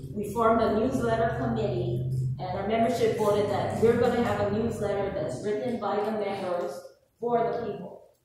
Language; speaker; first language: English; native; English